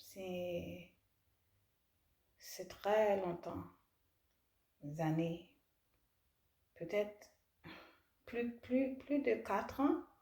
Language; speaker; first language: French; non-native, learner; English